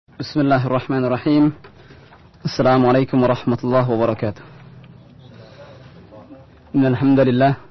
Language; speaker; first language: Arabic; non-native, fluent; Indonesian